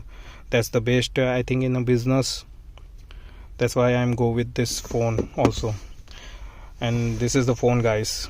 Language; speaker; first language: English; non-native, fluent; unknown